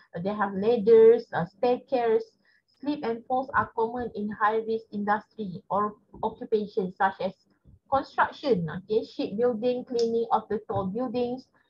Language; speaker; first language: English; non-native, local second language; Malay